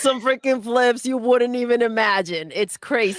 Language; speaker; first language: English; native; English